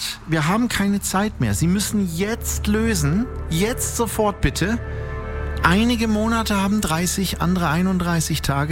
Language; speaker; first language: German; native; German